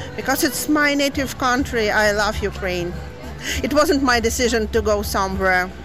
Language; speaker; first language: English; non-native, learner; Ukrainian